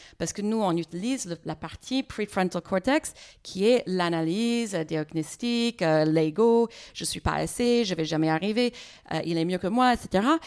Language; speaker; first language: French; non-native, fluent; English